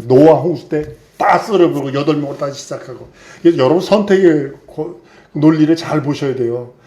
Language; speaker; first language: Korean; native; Korean